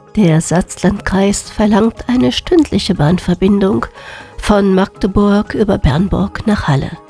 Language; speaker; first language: German; native; German